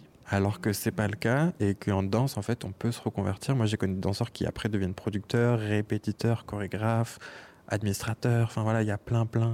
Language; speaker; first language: French; native; French